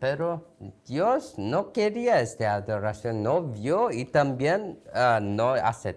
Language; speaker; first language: Spanish; non-native, fluent; Korean